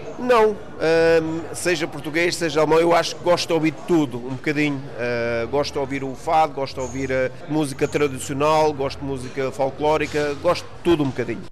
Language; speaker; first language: Portuguese; early bilingual, heritage; Portuguese